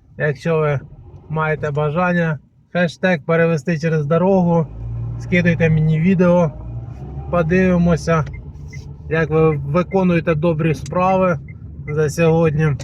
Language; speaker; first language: Ukrainian; non-native, local second language; Russian